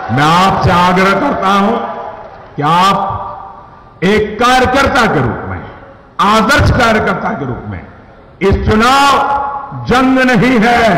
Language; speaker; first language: Hindi; non-native, local second language; Gujarati